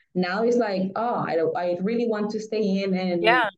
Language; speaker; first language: English; non-native, fluent; Spanish